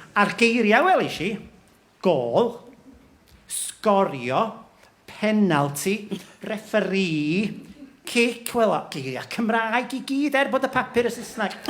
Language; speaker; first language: Welsh; native; Welsh